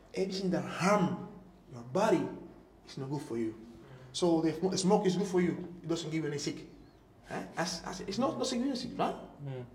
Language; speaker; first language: English; non-native, learner; Spanish